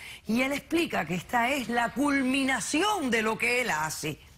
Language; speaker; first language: Spanish; native; Spanish